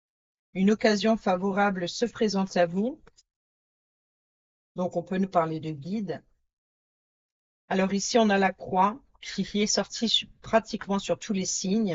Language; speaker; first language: French; native; French